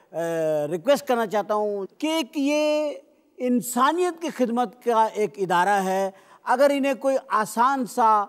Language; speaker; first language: Urdu; native; Urdu